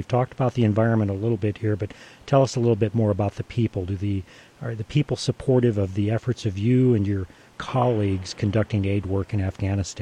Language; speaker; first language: English; native; English